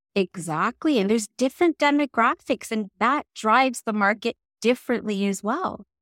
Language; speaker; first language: English; native; English